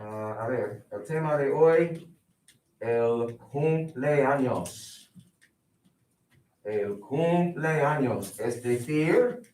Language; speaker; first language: Spanish; non-native, fluent; English